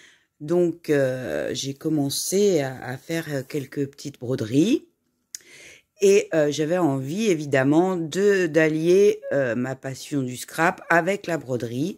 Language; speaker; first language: French; native; French